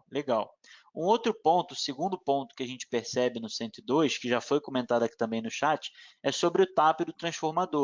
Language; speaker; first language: Portuguese; native; Portuguese